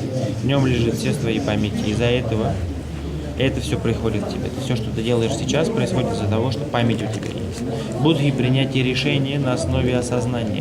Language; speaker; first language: Russian; native; Russian